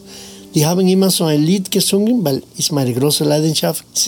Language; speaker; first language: German; non-native, fluent; Spanish